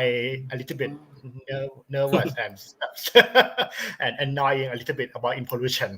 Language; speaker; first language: English; non-native, learner; Thai